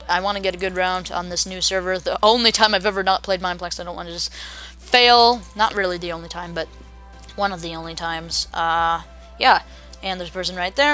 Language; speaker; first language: English; native; English